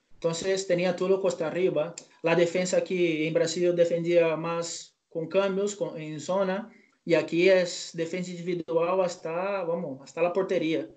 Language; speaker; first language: Spanish; non-native, fluent; Portuguese